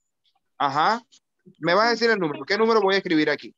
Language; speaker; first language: Spanish; native; Spanish